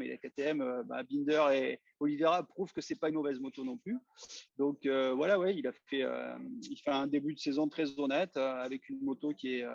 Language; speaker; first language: French; native; French